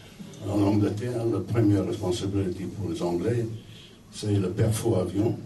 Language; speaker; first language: French; non-native, fluent; English